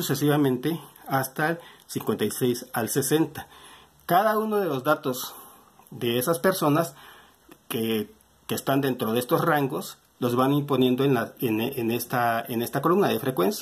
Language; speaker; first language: Spanish; native; Spanish